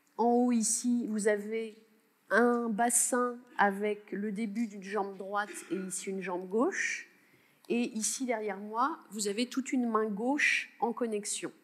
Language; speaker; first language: French; native; French